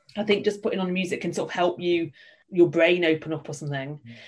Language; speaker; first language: English; native; English